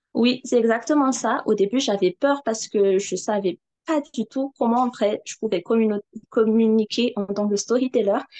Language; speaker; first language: French; non-native, local second language; Malagasy